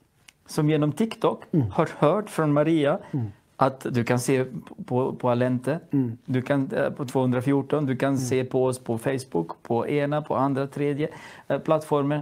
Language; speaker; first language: Swedish; non-native, fluent; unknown